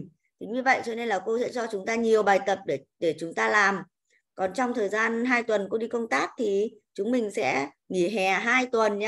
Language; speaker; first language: Vietnamese; native; Vietnamese